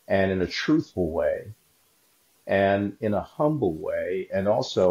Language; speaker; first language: English; native; English